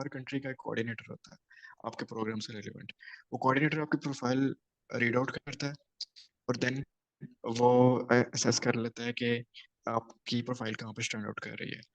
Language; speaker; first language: Urdu; non-native, local second language; Punjabi